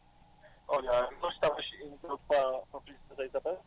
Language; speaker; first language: Portuguese; non-native, learner; Polish